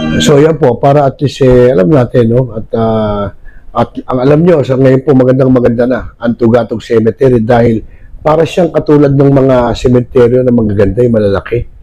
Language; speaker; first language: Filipino; native; Filipino